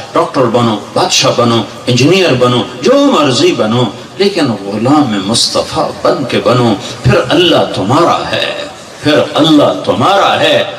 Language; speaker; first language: Urdu; non-native, local second language; Punjabi